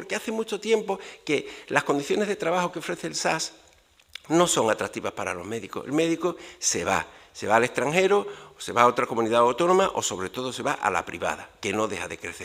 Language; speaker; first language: Spanish; native; Spanish